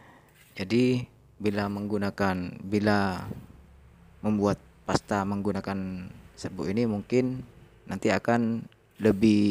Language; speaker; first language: Indonesian; non-native, local second language; Madurese